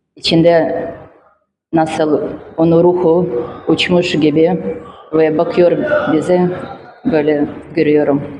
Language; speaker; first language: Turkish; non-native, learner; Russian